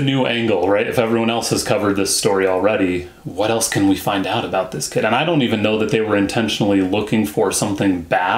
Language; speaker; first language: English; native; English